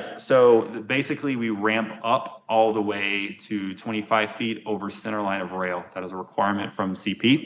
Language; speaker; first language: English; native; English